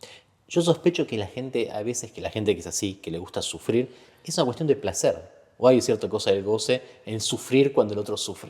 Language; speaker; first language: Spanish; native; Spanish